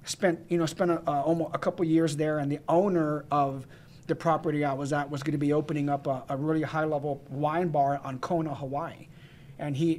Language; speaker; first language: English; native; English